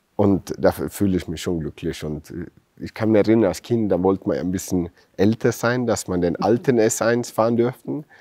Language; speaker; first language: German; non-native, fluent; Swedish